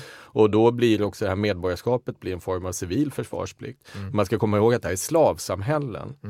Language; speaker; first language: Swedish; native; Swedish